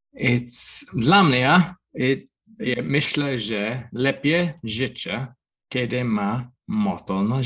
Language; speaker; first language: Polish; non-native, learner; English